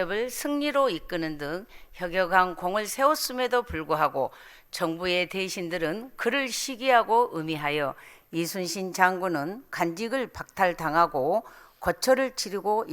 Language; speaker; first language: Korean; native; Korean